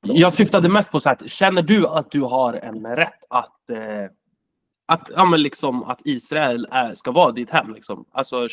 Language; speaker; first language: Swedish; native; Swedish